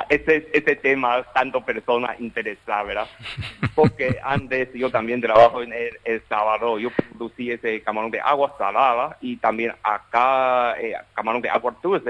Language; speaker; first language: Spanish; non-native, learner; Chinese